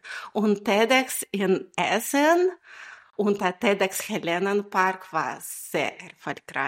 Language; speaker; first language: German; non-native, fluent; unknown